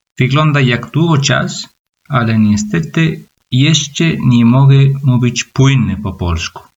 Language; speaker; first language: Polish; non-native, learner; Spanish